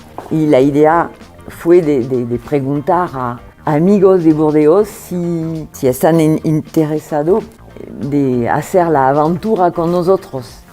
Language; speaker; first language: Spanish; non-native, fluent; French